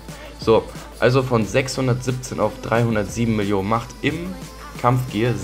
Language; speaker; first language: German; native; German